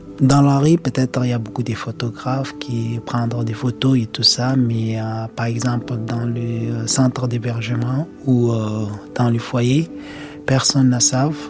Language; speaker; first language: French; non-native, learner; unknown